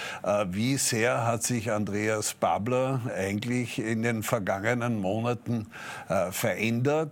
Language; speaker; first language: German; native; German